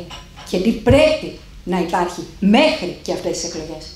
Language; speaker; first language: Greek; native; Greek